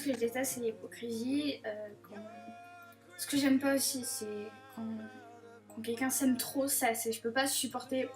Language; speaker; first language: French; native; French